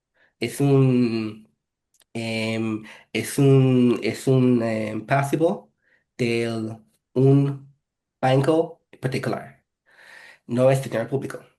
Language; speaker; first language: Spanish; non-native, fluent; English